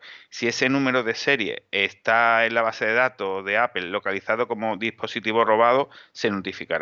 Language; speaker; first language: Spanish; native; Spanish